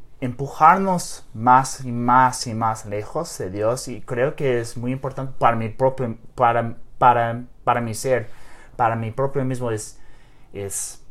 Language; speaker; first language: Spanish; non-native, learner; English